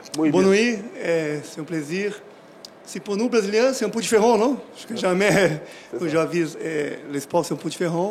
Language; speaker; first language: French; non-native, learner; Portuguese